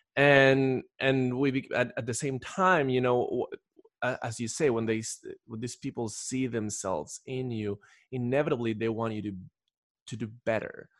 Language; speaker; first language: English; non-native, fluent; Spanish